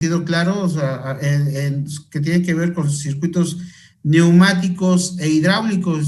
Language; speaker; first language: Spanish; native; Spanish